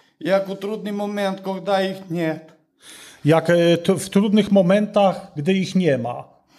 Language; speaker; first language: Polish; non-native, learner; Russian